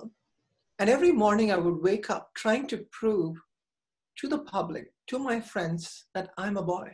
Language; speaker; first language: English; non-native, local second language; Tamil